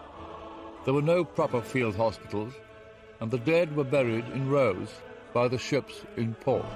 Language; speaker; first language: English; native; English